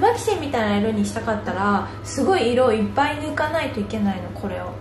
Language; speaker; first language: Japanese; native; Japanese